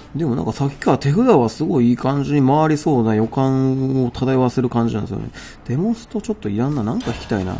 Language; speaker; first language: Japanese; native; Japanese